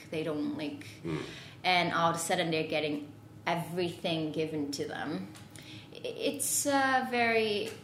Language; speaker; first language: English; non-native, fluent; Portuguese